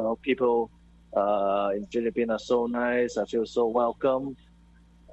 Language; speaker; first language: English; non-native, local second language; Cantonese